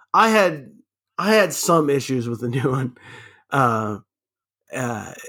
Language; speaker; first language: English; early bilingual, other home language; German